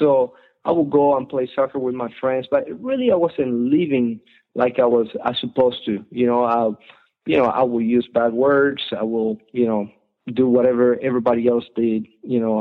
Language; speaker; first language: English; non-native, fluent; Spanish